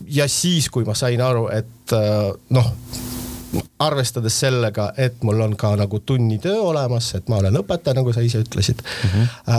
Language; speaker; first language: Estonian; non-native, local second language; Russian